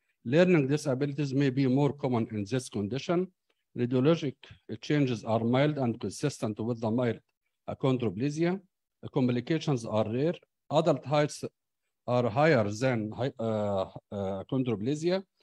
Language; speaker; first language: English; non-native, fluent; Arabic